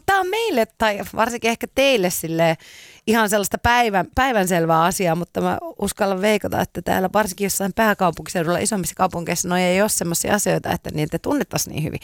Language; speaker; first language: Finnish; native; Finnish